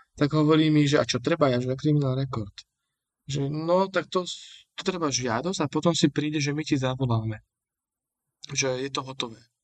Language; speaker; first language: Slovak; native; Slovak